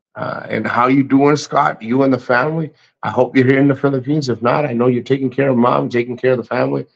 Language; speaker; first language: English; native; English